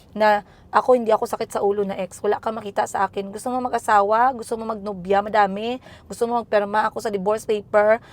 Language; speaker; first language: Filipino; non-native, local second language; Cebuano